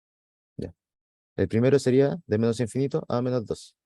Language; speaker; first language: Spanish; native; Spanish